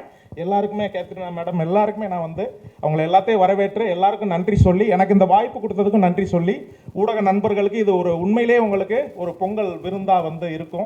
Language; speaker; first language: Tamil; native; Tamil